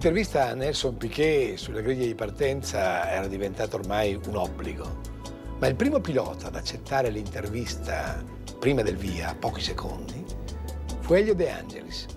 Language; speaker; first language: Italian; native; Italian